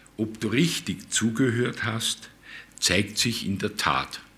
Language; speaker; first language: German; native; German